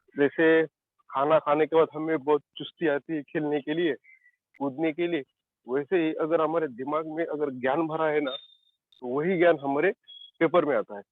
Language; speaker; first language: Hindi; non-native, local second language; Marathi